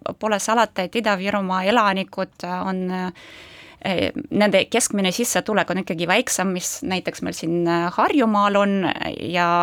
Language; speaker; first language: Estonian; non-native, local second language; Russian